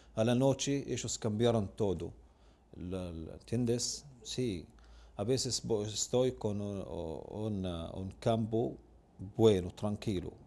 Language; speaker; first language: Spanish; non-native, learner; Arabic